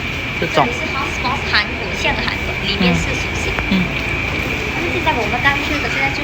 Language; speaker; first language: Chinese; non-native, learner; Vietnamese